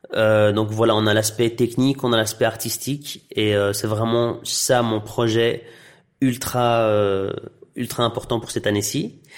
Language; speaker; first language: French; non-native, local second language; Arabic